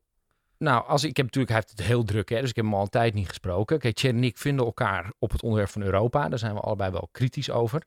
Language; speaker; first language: Dutch; native; Dutch